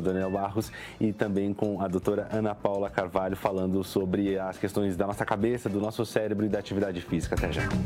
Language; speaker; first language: Portuguese; native; Portuguese